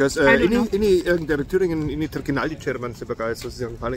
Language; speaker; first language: Indonesian; non-native, learner; German